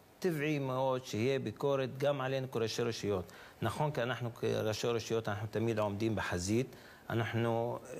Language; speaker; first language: Hebrew; non-native, local second language; Arabic